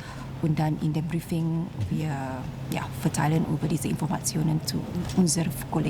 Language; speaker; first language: German; non-native, fluent; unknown